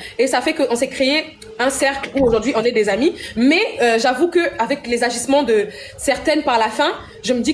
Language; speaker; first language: French; non-native, local second language; Lingala